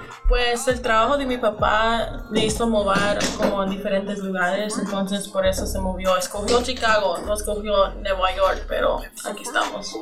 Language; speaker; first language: Spanish; early bilingual, other home language; English